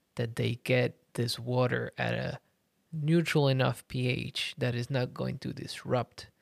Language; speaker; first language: English; early bilingual, other home language; Spanish